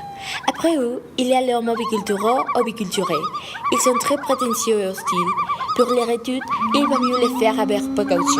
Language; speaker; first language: French; non-native, learner; Spanish